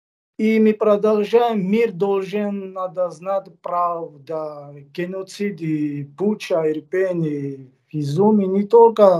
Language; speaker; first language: Russian; non-native, fluent; Georgian